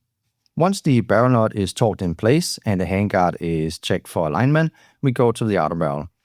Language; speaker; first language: English; non-native, fluent; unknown